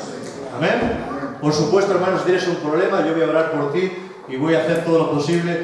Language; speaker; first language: Spanish; native; Spanish